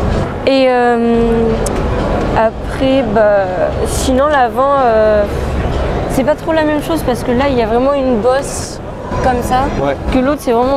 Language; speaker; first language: French; native; French